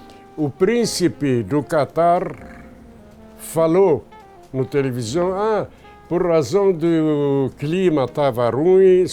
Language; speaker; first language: Portuguese; non-native, fluent; Arabic